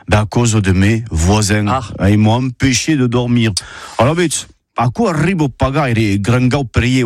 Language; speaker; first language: French; native; French